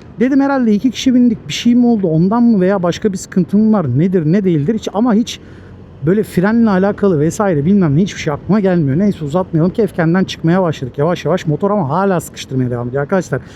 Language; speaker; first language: Turkish; native; Turkish